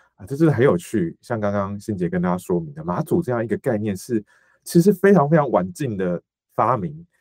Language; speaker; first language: Chinese; native; Chinese